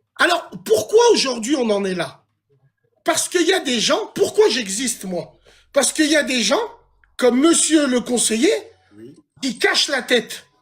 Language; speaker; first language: French; early bilingual, other home language; Arabic